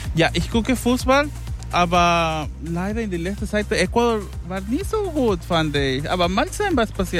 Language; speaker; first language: German; non-native, fluent; Spanish